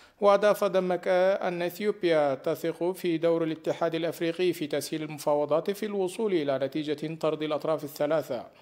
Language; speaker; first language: Arabic; non-native, fluent; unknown